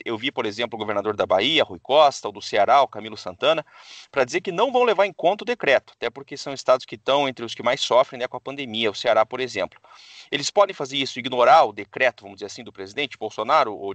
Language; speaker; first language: Portuguese; native; Portuguese